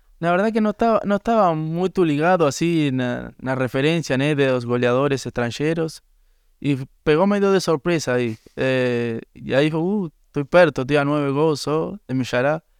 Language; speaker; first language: Portuguese; non-native, learner; Spanish